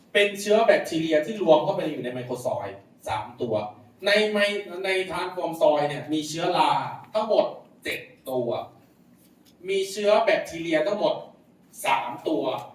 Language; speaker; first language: Thai; non-native, local second language; Lao